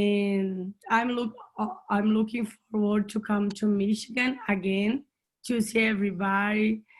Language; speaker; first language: English; non-native, learner; Portuguese